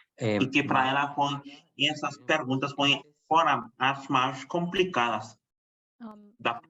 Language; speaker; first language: Portuguese; non-native, fluent; Spanish